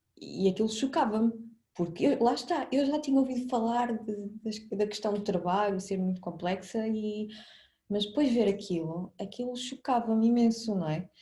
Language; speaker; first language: Portuguese; native; Portuguese